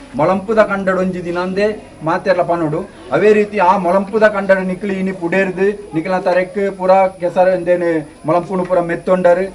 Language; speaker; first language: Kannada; non-native, local second language; Tulu